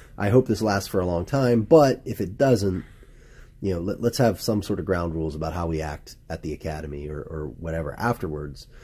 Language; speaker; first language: English; native; English